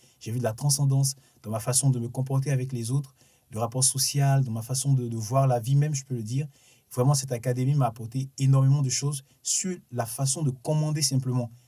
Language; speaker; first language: French; non-native, local second language; Sango